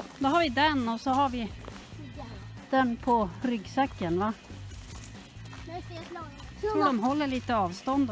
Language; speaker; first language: Swedish; native; Swedish